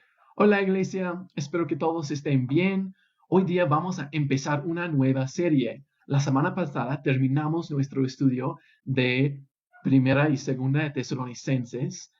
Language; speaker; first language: Spanish; non-native, fluent; English